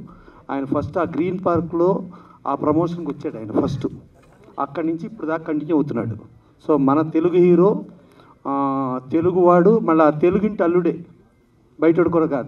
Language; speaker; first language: Telugu; native; Telugu